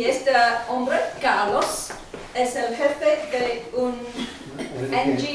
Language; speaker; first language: Spanish; non-native, learner; English